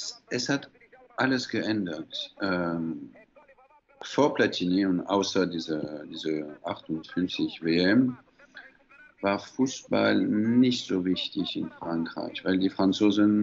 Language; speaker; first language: German; non-native, fluent; French